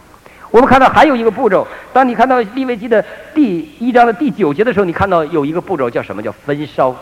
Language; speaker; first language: Chinese; native; Chinese